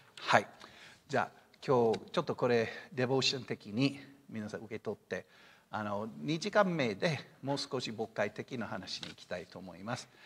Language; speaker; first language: Japanese; non-native, fluent; English